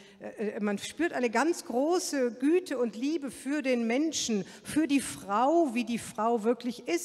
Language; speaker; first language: German; native; German